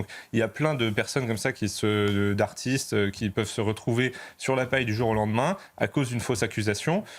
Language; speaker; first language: French; native; French